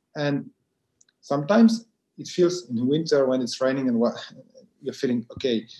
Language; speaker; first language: English; non-native, fluent; French